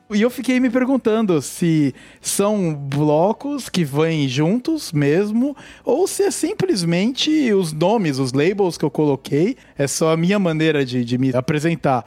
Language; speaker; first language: Portuguese; native; Portuguese